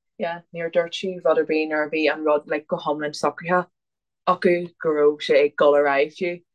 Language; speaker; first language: Irish; non-native, local second language; English